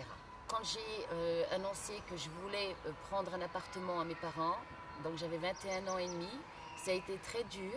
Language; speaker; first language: French; early bilingual, other home language; Kabyle